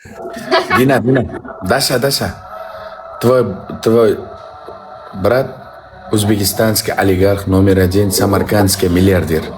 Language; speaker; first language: Russian; non-native, learner; Uzbek